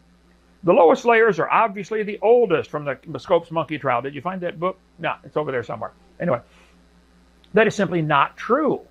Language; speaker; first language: English; native; English